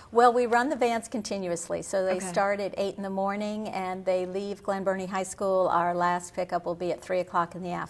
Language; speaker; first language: English; native; English